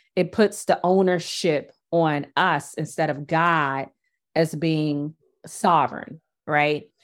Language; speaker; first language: English; native; English